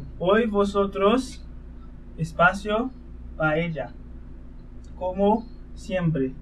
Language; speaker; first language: Spanish; non-native, fluent; Haitian Creole